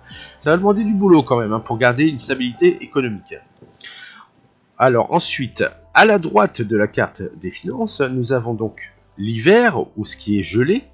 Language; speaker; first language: French; native; French